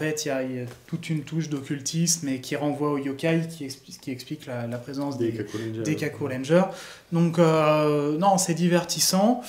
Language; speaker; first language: French; native; French